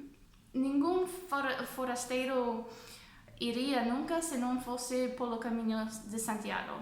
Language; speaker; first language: Portuguese; non-native, fluent; English